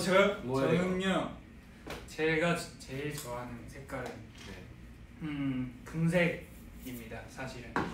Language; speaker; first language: Korean; non-native, fluent; Japanese